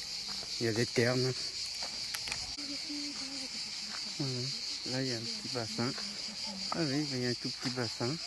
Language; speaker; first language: French; native; French